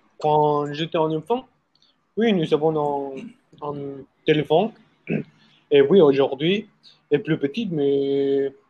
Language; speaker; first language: French; non-native, learner; Spanish